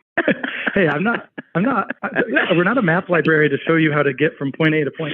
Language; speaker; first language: English; native; English